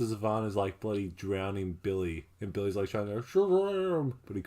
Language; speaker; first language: English; native; English